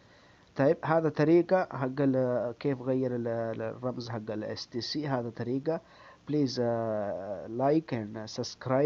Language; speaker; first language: Arabic; non-native, learner; Urdu